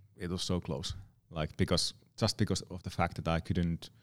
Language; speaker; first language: English; non-native, fluent; Finnish